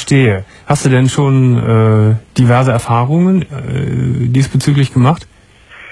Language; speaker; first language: German; native; German